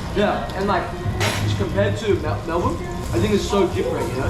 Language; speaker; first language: English; native; English